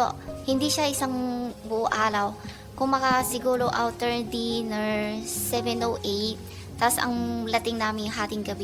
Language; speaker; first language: Filipino; non-native, learner; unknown